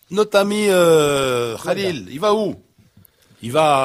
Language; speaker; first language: French; non-native, local second language; Arabic